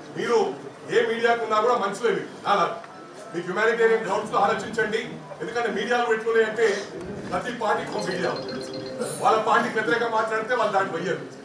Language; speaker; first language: Telugu; native; Telugu